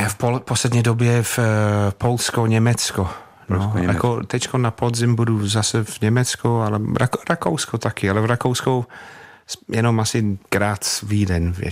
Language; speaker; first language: Czech; non-native, fluent; English